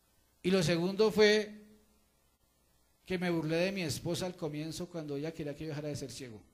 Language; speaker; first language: Spanish; native; Spanish